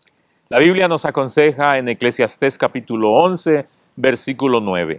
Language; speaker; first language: Spanish; native; Spanish